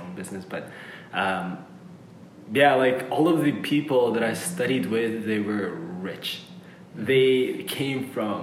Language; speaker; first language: English; early bilingual, other home language; Uzbek